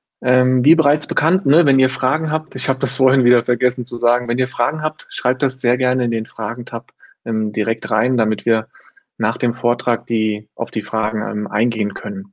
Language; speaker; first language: German; native; German